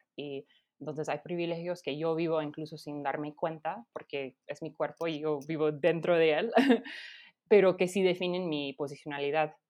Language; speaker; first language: Spanish; non-native, fluent; English